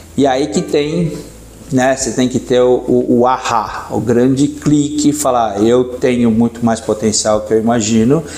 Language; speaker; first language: Portuguese; native; Portuguese